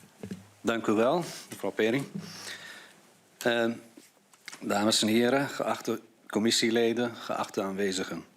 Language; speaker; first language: Dutch; non-native, fluent; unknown